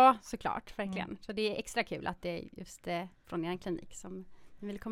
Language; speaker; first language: Swedish; native; Swedish